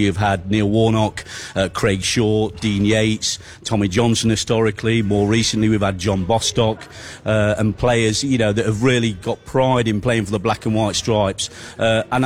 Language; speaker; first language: English; native; English